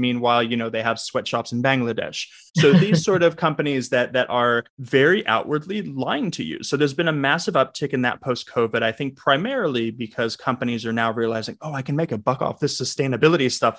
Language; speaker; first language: English; native; English